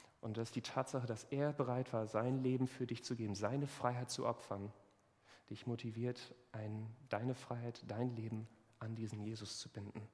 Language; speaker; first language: German; native; German